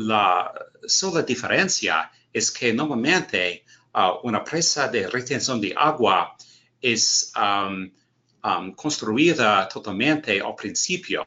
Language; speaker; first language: Spanish; non-native, learner; English